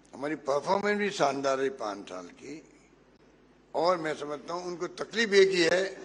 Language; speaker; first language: Hindi; native; Hindi